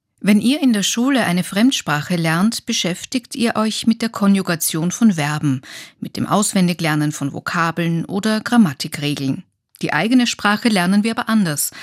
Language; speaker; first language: German; native; German